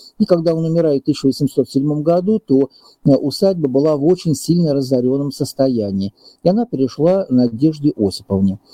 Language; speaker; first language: Russian; native; Russian